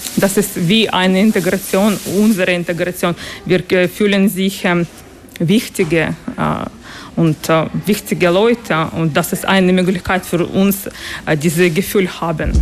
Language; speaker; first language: German; non-native, learner; Ukrainian